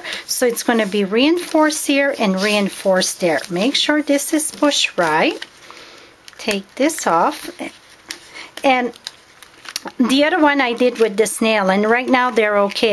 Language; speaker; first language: English; non-native, fluent; French